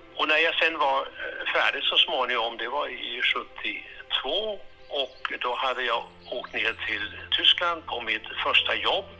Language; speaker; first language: Swedish; early bilingual, heritage; Swedish